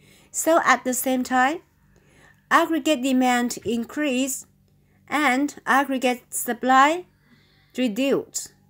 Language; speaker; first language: English; non-native, fluent; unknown